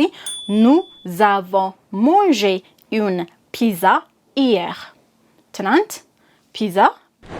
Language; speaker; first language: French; non-native, fluent; Amharic